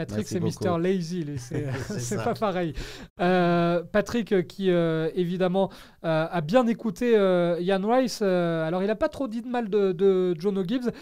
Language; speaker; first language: French; native; French